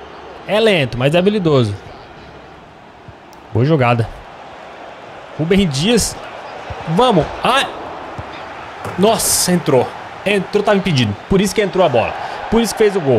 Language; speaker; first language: Portuguese; native; Portuguese